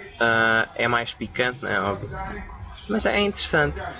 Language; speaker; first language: Portuguese; early bilingual, other home language; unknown